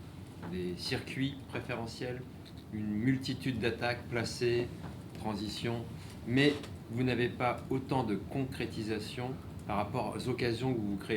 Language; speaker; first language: French; native; French